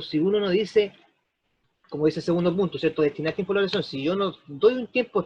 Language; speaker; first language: Spanish; native; Spanish